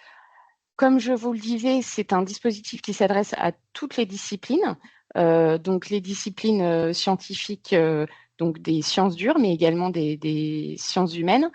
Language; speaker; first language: French; native; French